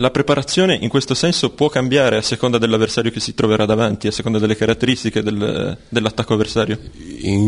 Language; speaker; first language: Italian; native; Italian